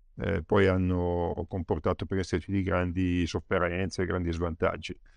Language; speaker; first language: Italian; native; Italian